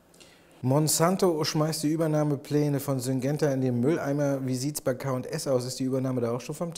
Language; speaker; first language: German; native; German